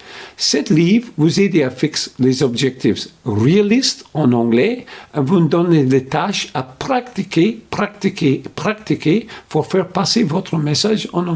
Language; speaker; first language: French; non-native, fluent; English